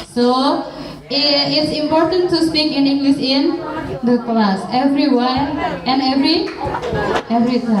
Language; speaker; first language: English; non-native, fluent; Indonesian